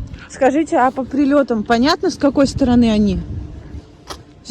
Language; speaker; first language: Russian; native; Russian